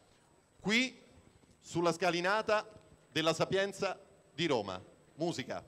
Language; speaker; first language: Italian; native; Italian